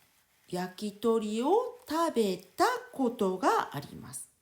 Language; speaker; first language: Japanese; non-native, fluent; French